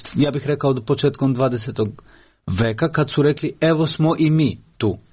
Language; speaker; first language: Croatian; non-native, fluent; Albanian